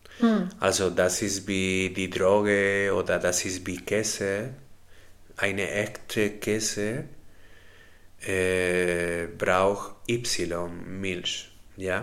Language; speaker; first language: German; non-native, learner; Spanish